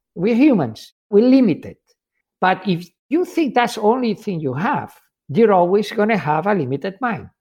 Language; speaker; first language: English; non-native, fluent; Spanish